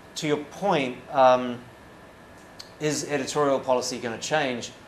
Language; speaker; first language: English; native; English